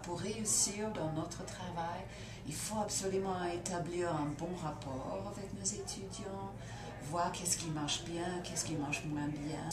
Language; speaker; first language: French; non-native, fluent; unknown